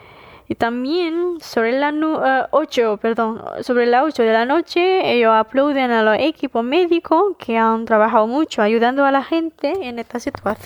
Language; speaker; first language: Spanish; non-native, fluent; Indonesian